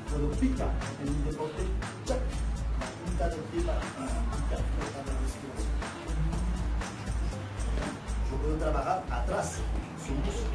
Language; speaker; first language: Spanish; non-native, learner; French